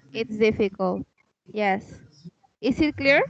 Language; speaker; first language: English; non-native, fluent; Spanish